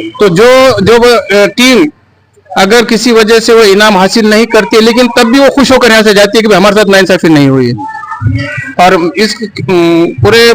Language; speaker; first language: Hindi; non-native, local second language; Urdu